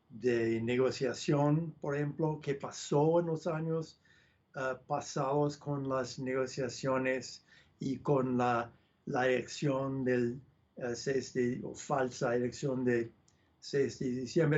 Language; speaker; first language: Spanish; non-native, fluent; English